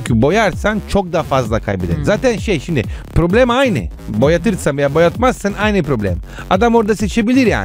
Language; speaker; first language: Turkish; non-native, fluent; Italian